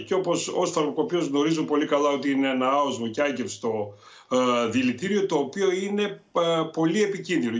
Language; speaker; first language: Greek; native; Greek